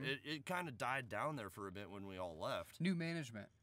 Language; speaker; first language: English; native; English